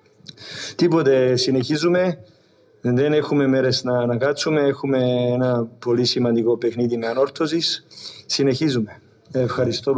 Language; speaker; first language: Greek; non-native, fluent; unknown